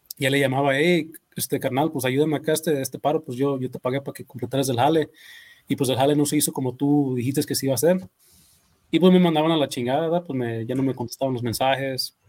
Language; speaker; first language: Spanish; early bilingual, heritage; Spanish